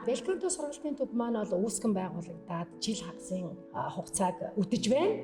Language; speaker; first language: Mongolian; native; Mongolian